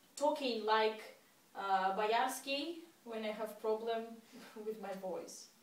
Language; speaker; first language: English; non-native, fluent; Russian